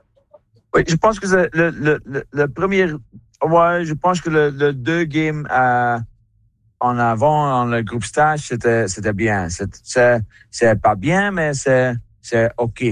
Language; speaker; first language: French; non-native, learner; Dutch